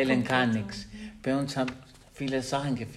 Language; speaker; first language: German; non-native, learner; Albanian